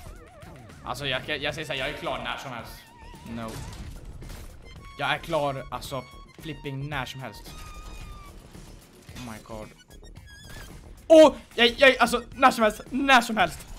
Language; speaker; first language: Swedish; native; Swedish